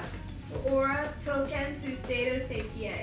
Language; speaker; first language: Spanish; non-native, learner; English